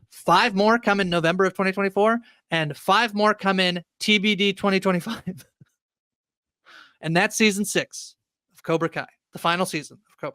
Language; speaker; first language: English; native; English